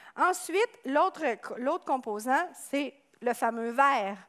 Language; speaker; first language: French; native; French